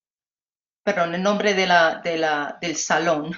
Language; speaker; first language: Spanish; non-native, fluent; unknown